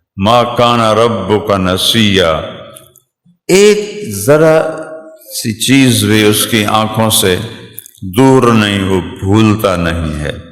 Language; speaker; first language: Urdu; non-native, local second language; Punjabi